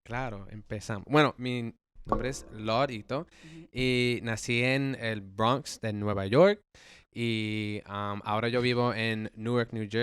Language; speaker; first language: Spanish; early bilingual, heritage; English